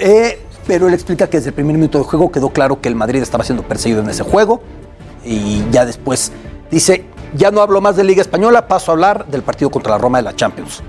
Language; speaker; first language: Spanish; native; Spanish